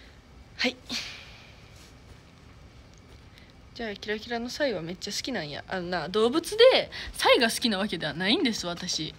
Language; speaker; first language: Japanese; native; Japanese